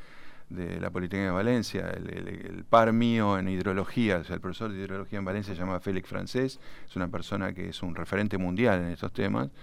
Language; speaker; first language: Spanish; native; Spanish